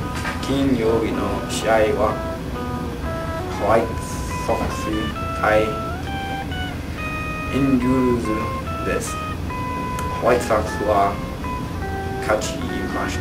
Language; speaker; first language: Japanese; non-native, learner; English